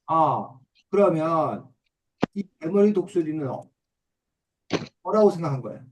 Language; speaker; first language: Korean; native; Korean